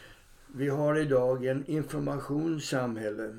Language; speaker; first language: Swedish; non-native, fluent; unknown